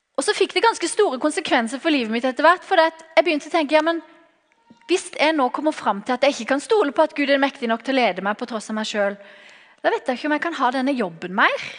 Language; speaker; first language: Norwegian; native; Norwegian